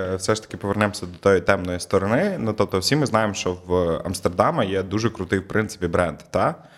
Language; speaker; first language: Ukrainian; native; Ukrainian